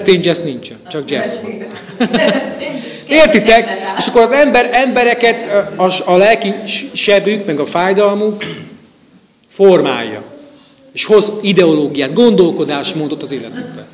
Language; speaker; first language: Hungarian; native; Hungarian